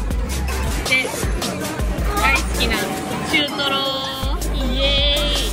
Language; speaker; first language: Japanese; native; Japanese